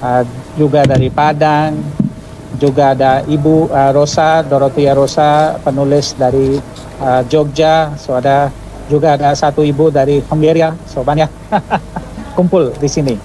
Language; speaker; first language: Indonesian; non-native, fluent; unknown